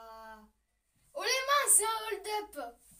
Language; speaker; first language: French; native; French